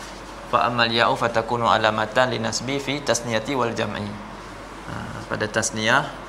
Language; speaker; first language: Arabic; non-native, fluent; Malay